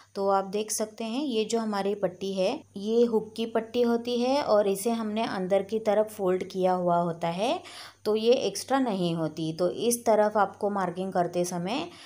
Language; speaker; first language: Hindi; native; Hindi